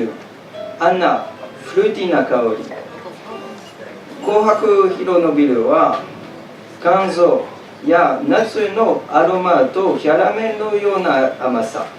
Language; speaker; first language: Japanese; non-native, fluent; French